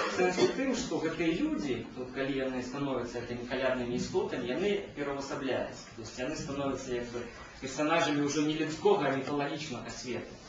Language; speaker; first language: Belarusian; native; Belarusian